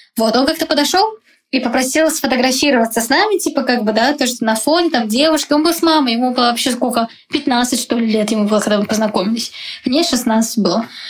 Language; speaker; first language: Russian; non-native, local second language; Tajik